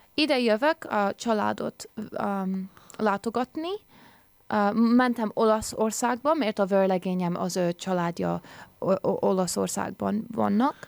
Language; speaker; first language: Hungarian; early bilingual, heritage; English